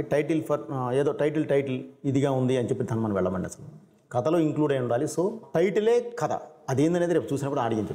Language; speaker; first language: Telugu; native; Telugu